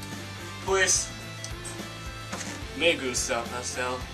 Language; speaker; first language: Spanish; non-native, learner; English